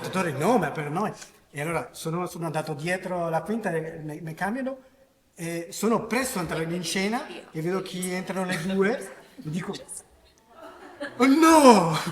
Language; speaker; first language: Italian; non-native, learner; Spanish